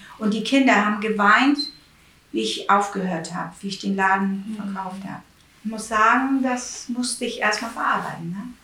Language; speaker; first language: German; early bilingual, other home language; Italian